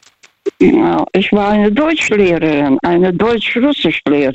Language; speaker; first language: German; non-native, fluent; Russian